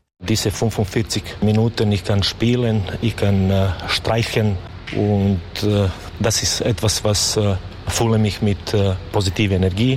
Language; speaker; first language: German; non-native, learner; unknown